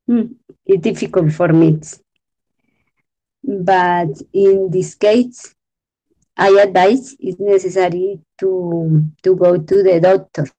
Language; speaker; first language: English; non-native, learner; Spanish